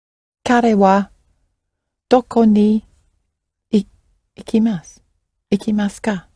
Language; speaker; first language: Japanese; non-native, learner; English